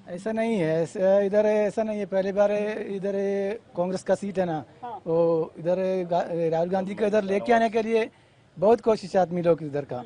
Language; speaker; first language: Hindi; non-native, local second language; Malayalam